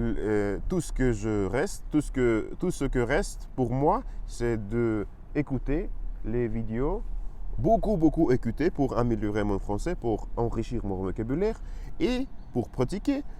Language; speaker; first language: French; non-native, learner; Russian